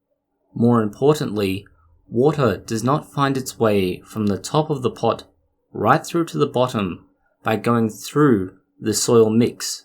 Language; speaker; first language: English; native; English